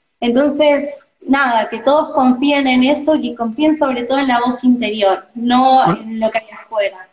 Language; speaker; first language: Spanish; native; Spanish